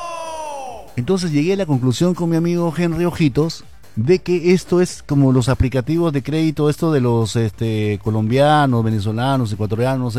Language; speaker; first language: Spanish; native; Spanish